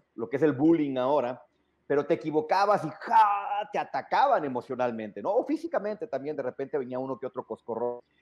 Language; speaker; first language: Spanish; native; Spanish